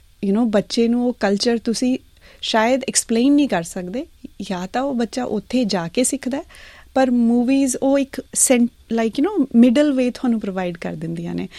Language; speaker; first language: Punjabi; native; Punjabi